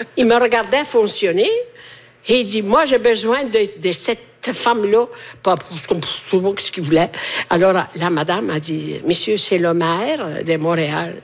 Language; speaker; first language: French; non-native, fluent; Italian